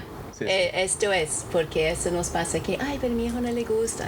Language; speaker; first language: Spanish; non-native, fluent; English